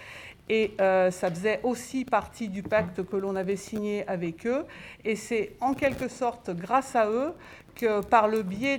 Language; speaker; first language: French; native; French